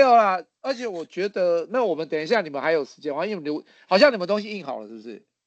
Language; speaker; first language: Chinese; native; Chinese